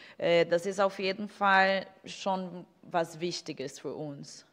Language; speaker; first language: German; non-native, fluent; Portuguese